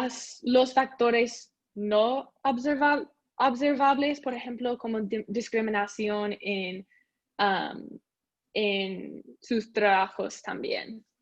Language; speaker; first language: Spanish; non-native, learner; English